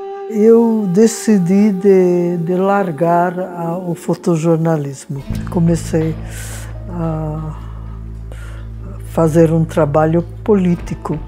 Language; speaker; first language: Portuguese; non-native, fluent; Hungarian